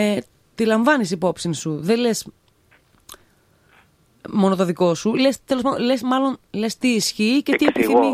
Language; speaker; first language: Greek; native; Greek